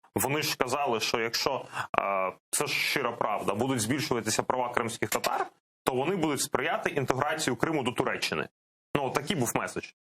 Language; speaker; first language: Ukrainian; non-native, local second language; Russian